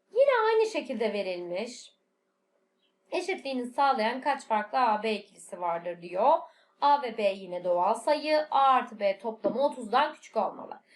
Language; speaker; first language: Turkish; native; Turkish